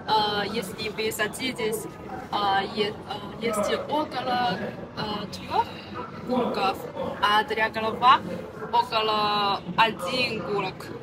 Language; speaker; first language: Russian; non-native, learner; Chinese